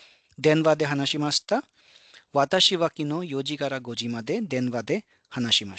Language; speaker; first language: Japanese; non-native, fluent; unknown